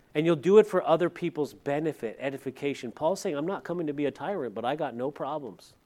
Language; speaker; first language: English; early bilingual, other home language; Dutch